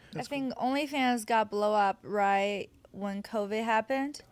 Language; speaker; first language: English; non-native, fluent; Chinese